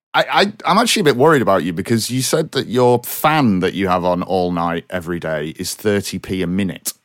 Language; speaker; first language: English; native; English